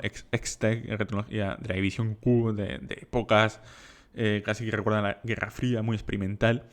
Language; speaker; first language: Spanish; native; Spanish